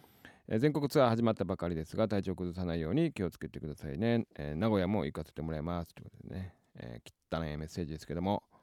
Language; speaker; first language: Japanese; native; Japanese